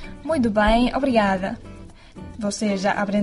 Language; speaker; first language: Portuguese; non-native, fluent; Chinese